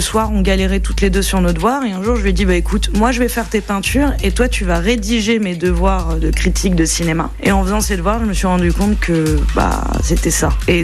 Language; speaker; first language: French; native; French